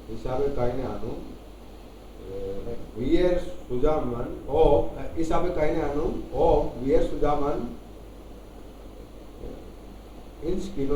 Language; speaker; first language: German; non-native, learner; Hindi